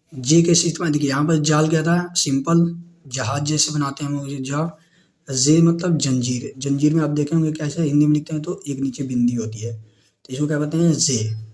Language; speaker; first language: Hindi; native; Hindi